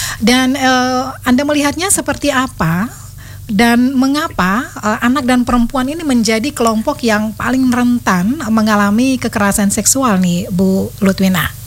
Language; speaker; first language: Indonesian; native; Indonesian